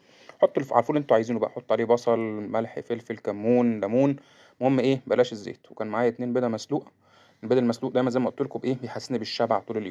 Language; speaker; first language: Arabic; native; Arabic